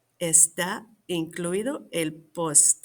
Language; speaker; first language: Spanish; non-native, fluent; English